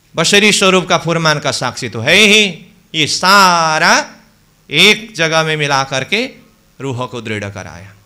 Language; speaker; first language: Hindi; native; Hindi